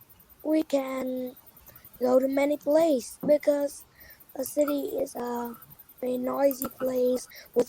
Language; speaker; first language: English; non-native, learner; Vietnamese